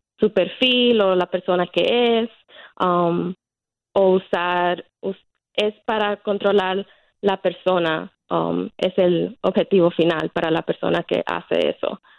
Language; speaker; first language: Spanish; early bilingual, heritage; Spanish